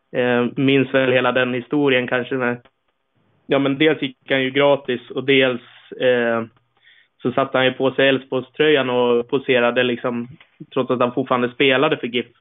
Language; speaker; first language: Swedish; native; Swedish